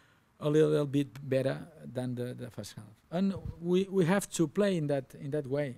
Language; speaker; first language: English; non-native, learner; Catalan